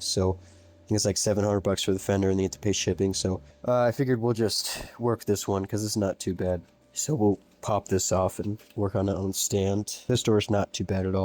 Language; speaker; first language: English; native; English